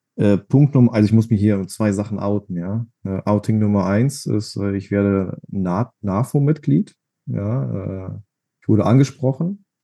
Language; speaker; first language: German; non-native, fluent; Russian